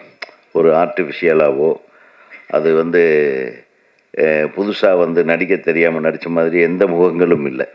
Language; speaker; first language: Tamil; native; Tamil